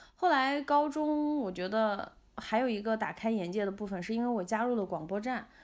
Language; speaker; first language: Chinese; non-native, local second language; Uyghur